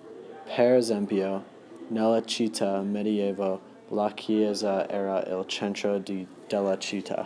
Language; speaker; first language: Italian; non-native, learner; English